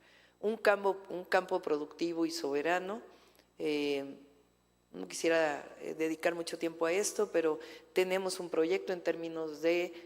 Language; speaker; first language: Spanish; native; Spanish